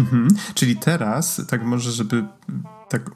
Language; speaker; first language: Polish; native; Polish